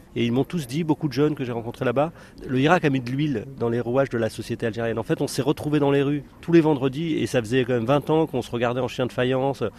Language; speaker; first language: French; native; French